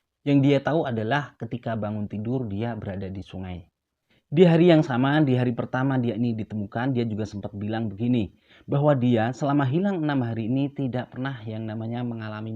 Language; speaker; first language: Indonesian; native; Indonesian